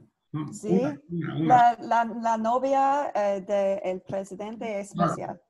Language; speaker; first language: Spanish; non-native, learner; English